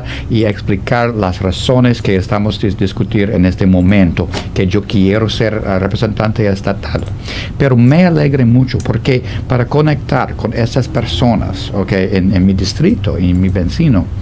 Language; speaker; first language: Spanish; non-native, fluent; English